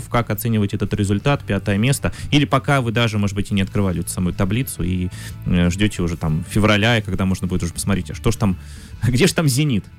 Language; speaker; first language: Russian; native; Russian